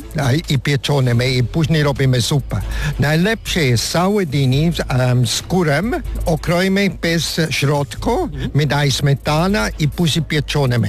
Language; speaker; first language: Polish; non-native, learner; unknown